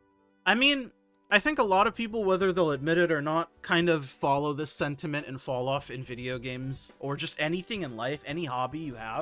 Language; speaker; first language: English; native; English